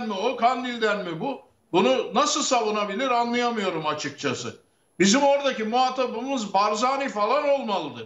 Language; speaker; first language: Turkish; native; Turkish